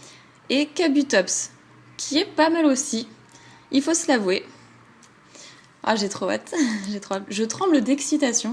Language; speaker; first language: French; native; French